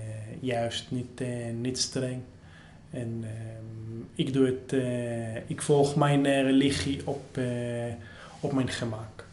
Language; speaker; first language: Dutch; non-native, fluent; Hebrew